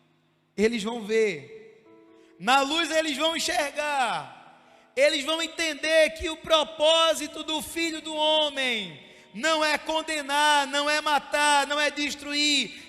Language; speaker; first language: Portuguese; native; Portuguese